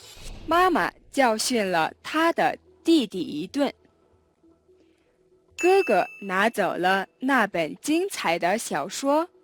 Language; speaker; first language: Chinese; non-native, learner; Mongolian